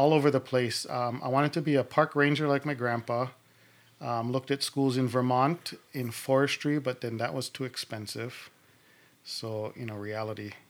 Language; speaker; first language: English; native; English